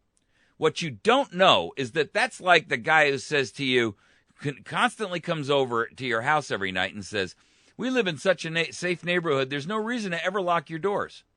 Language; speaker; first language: English; native; English